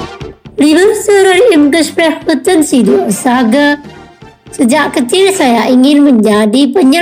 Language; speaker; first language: German; non-native, fluent; Indonesian